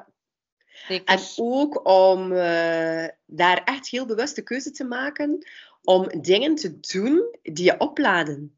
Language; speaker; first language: Dutch; native; Dutch